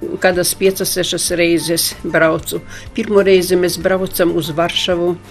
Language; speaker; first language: Latvian; non-native, local second language; Polish